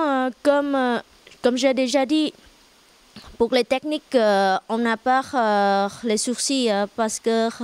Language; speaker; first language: French; non-native, learner; Vietnamese